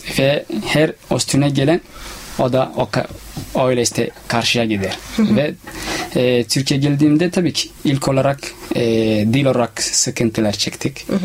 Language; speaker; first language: Turkish; non-native, learner; Somali